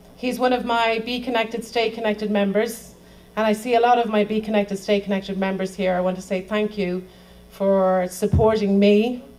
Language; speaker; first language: English; native; English